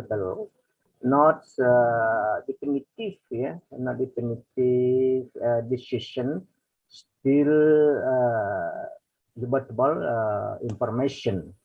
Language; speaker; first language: English; non-native, learner; Indonesian